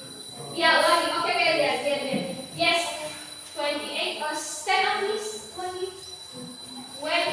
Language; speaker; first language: English; non-native, learner; Indonesian